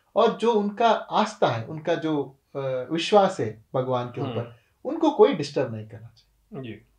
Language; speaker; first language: Hindi; non-native, local second language; Kannada